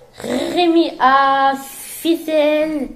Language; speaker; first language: French; native; French